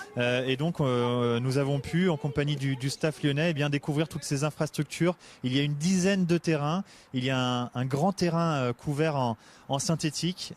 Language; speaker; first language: French; native; French